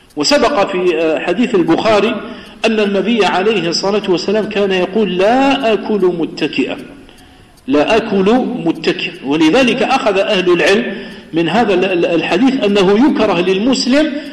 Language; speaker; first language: Arabic; non-native, local second language; Kabyle